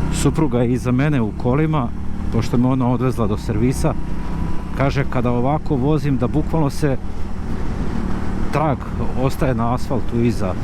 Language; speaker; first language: Serbian; native; Serbian